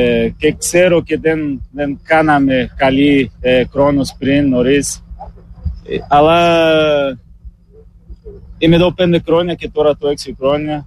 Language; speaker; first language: Greek; non-native, learner; Portuguese